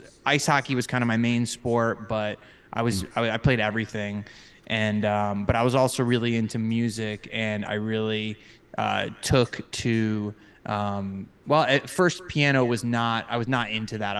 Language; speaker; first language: English; native; English